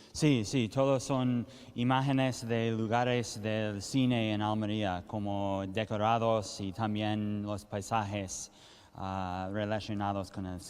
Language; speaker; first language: Spanish; early bilingual, heritage; English